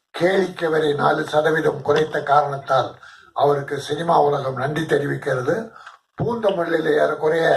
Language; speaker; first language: Tamil; native; Tamil